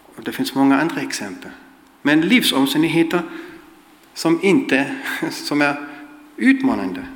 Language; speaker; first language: Swedish; non-native, fluent; German